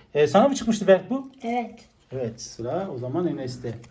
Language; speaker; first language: Turkish; native; Turkish